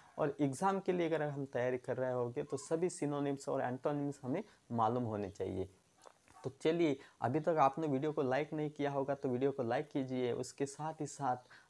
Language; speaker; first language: Hindi; non-native, local second language; Marathi